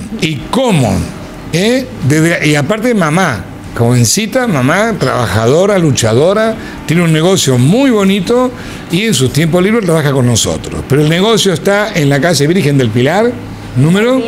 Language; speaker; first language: Spanish; native; Spanish